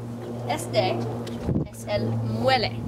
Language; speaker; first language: Spanish; non-native, learner; English